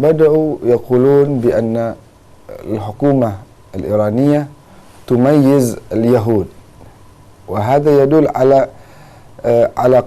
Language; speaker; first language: Arabic; non-native, fluent; Indonesian